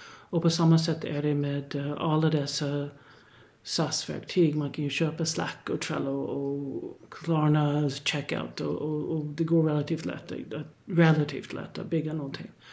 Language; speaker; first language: Swedish; non-native, fluent; English